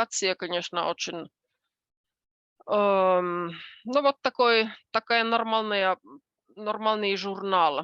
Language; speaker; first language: Russian; non-native, fluent; Finnish